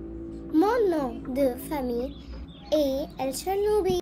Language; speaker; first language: French; non-native, learner; Arabic